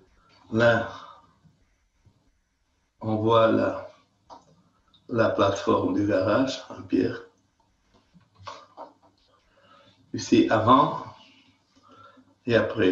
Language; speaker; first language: French; non-native, fluent; Portuguese